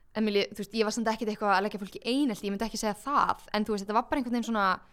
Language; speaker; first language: Icelandic; native; Icelandic